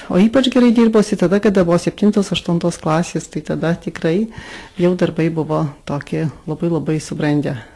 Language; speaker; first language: Lithuanian; native; Lithuanian